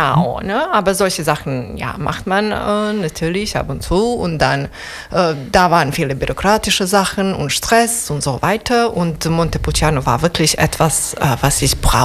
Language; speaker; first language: German; non-native, fluent; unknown